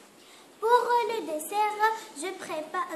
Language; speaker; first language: French; non-native, learner; Arabic